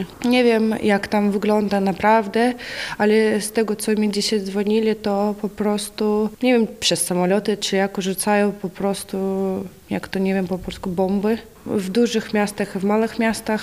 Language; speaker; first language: Polish; non-native, learner; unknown